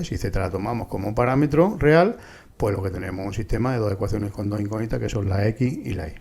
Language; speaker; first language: Spanish; native; Spanish